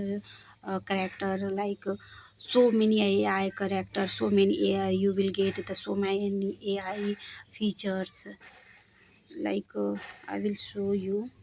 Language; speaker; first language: English; non-native, learner; Hindi